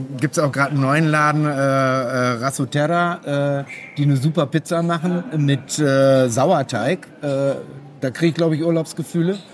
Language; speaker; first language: German; native; German